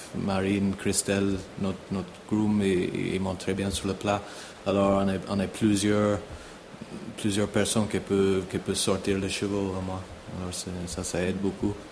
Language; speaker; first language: French; non-native, learner; English